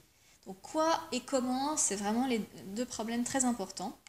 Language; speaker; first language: French; native; French